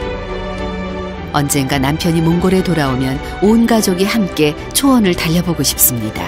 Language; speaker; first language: Korean; native; Korean